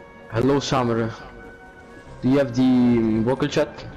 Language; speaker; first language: English; non-native, learner; Italian